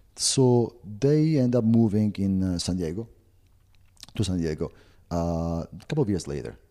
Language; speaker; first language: English; non-native, fluent; Italian